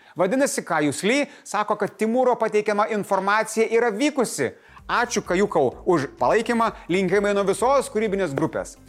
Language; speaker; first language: Lithuanian; native; Lithuanian